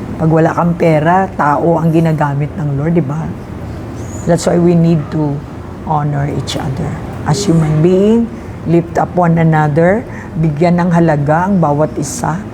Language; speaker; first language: Filipino; non-native, local second language; Hiligaynon